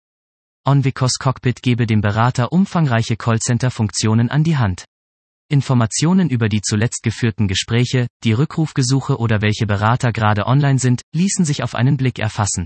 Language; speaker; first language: German; native; German